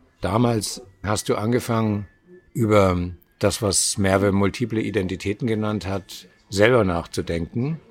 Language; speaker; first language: German; native; German